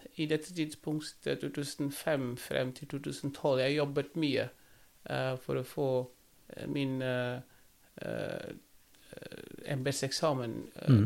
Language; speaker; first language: Norwegian; non-native, fluent; Wolof